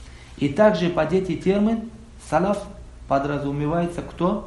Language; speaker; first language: Russian; non-native, local second language; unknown